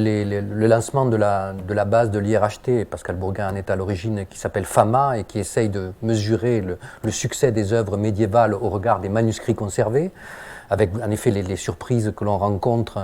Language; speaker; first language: French; native; French